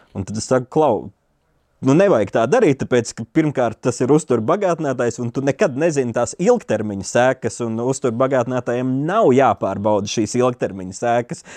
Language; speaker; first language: Latvian; native; Latvian